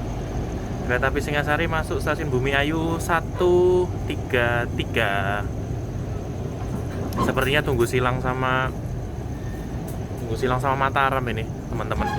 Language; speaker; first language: Indonesian; native; Indonesian